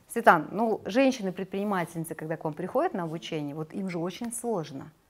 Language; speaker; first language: Russian; native; Russian